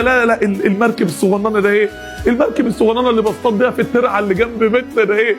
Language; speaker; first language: Arabic; native; Arabic